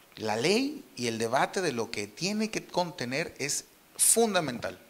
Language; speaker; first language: Spanish; native; Spanish